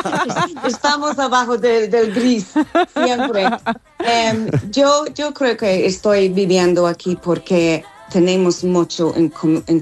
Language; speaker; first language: Spanish; non-native, learner; English